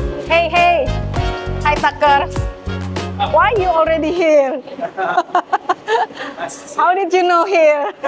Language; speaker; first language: English; non-native, fluent; Indonesian